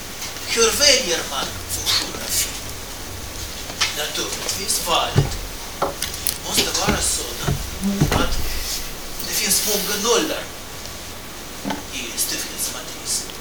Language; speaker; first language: Swedish; non-native, fluent; Russian